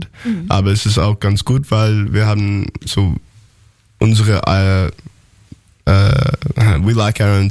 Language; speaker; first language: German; non-native, learner; English